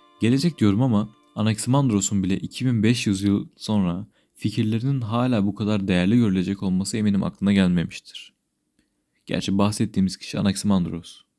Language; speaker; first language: Turkish; native; Turkish